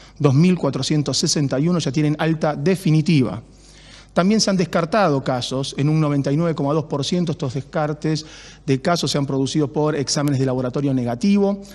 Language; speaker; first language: Spanish; native; Spanish